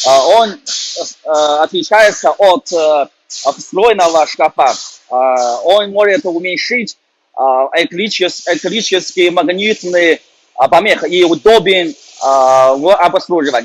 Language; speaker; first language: Russian; non-native, fluent; Chinese